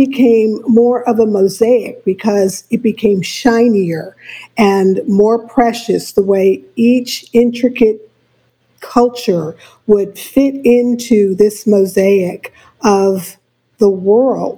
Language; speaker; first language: English; native; English